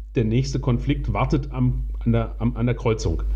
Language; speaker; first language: German; native; German